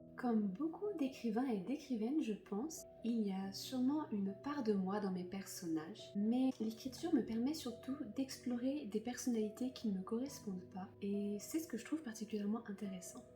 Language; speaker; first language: French; native; French